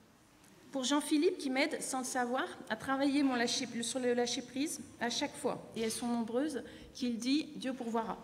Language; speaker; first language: French; native; French